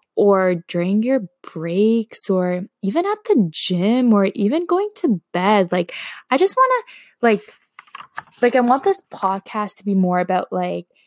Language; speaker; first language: English; non-native, fluent; Slovak